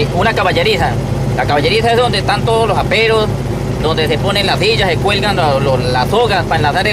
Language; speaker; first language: Spanish; native; Spanish